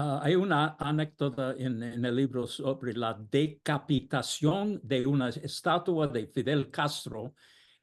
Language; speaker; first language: Spanish; non-native, fluent; English